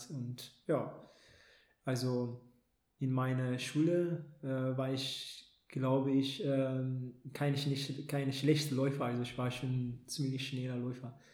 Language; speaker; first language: German; non-native, fluent; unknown